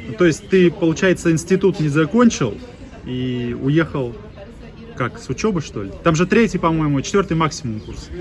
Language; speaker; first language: Russian; native; Russian